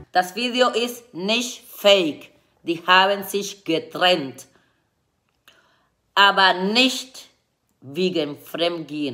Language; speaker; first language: German; non-native, fluent; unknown